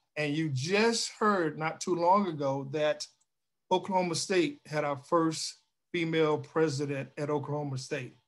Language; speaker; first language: English; native; English